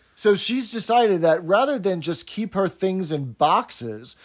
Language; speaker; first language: English; native; English